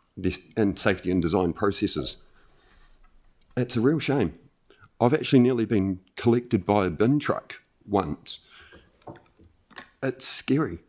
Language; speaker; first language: English; native; English